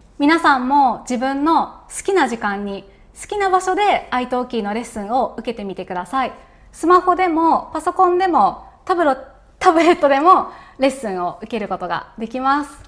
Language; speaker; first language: Japanese; native; Japanese